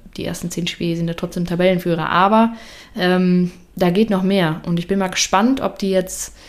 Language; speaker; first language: German; native; German